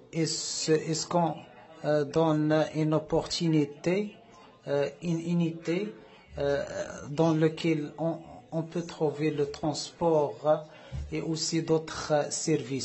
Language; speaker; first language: French; non-native, learner; Arabic